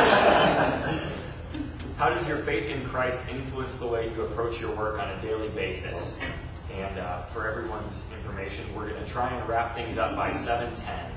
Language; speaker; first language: English; native; English